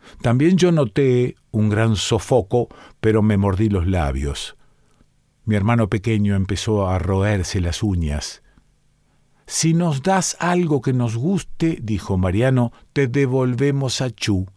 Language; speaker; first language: Spanish; native; Spanish